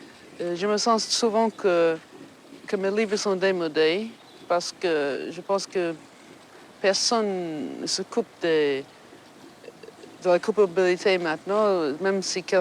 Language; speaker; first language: French; non-native, fluent; English